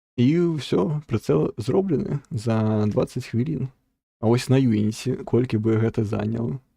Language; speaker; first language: Belarusian; non-native, local second language; Russian